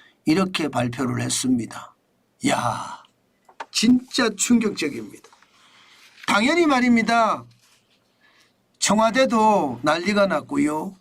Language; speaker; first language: Korean; native; Korean